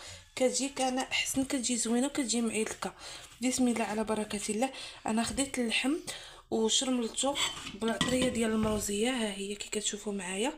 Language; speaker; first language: Arabic; native; Arabic